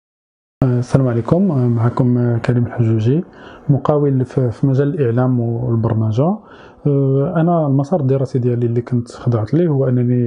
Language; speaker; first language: Arabic; native; Arabic